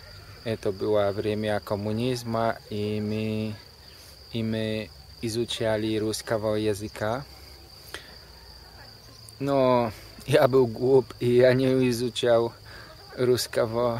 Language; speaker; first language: Russian; non-native, learner; Polish